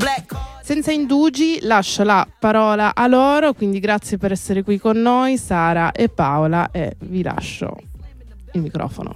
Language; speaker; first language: Italian; native; Italian